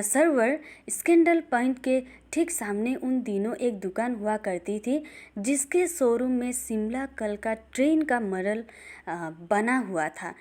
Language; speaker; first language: Hindi; non-native, local second language; Assamese